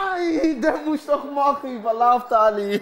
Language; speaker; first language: German; early bilingual, other home language; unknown